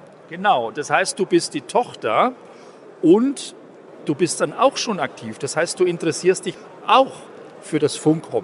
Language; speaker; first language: German; native; German